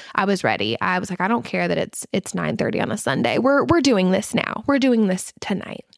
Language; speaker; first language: English; native; English